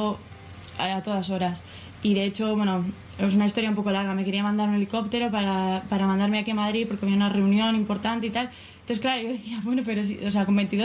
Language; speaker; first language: Spanish; native; Spanish